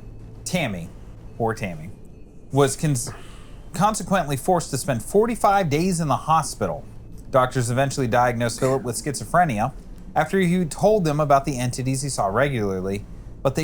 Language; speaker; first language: English; native; English